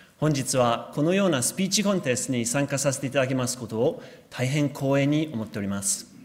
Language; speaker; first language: Japanese; non-native, fluent; English